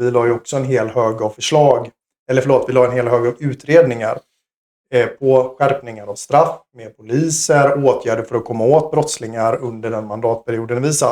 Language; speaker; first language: Swedish; native; Swedish